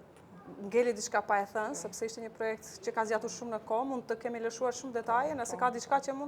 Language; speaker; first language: Albanian; native; Albanian